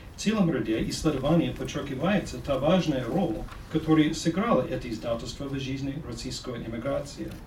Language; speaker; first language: Russian; non-native, fluent; English